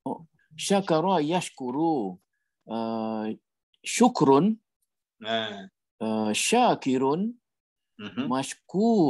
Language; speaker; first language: Arabic; non-native, learner; Malay